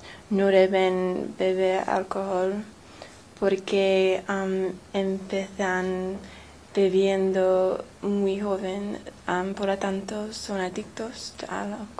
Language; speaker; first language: Spanish; non-native, learner; English